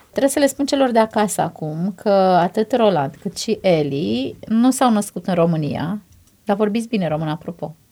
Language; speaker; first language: Romanian; native; Romanian